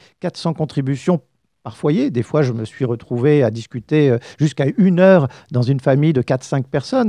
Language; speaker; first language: French; native; French